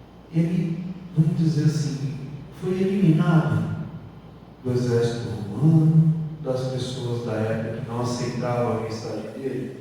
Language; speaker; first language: Portuguese; native; Portuguese